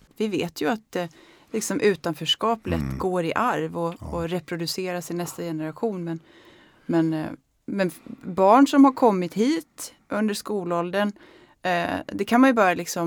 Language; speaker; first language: Swedish; native; Swedish